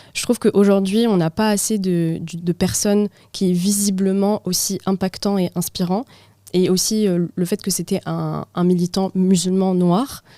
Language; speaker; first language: French; non-native, local second language; Arabic